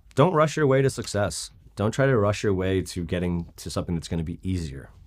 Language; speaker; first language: English; native; English